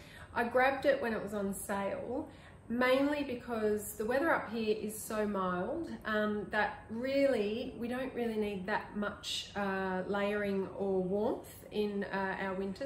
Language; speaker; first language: English; native; English